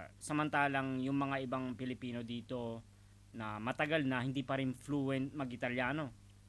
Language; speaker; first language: Filipino; non-native, local second language; Iloko